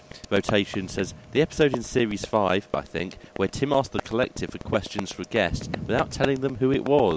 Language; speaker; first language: English; native; English